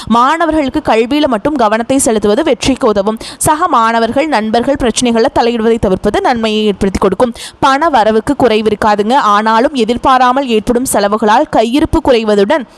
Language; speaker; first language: Tamil; native; Tamil